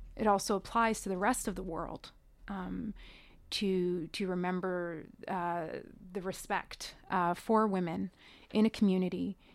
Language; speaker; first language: English; early bilingual, other home language; Persian